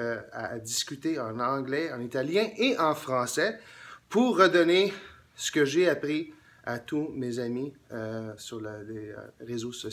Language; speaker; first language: French; non-native, learner; English